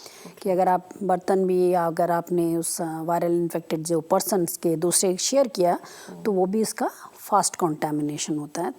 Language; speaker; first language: Hindi; native; Hindi